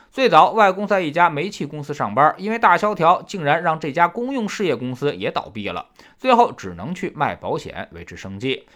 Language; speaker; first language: Chinese; native; Chinese